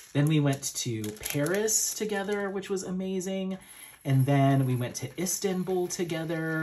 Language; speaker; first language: English; native; English